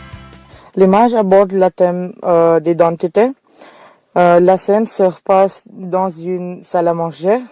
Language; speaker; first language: French; non-native, learner; English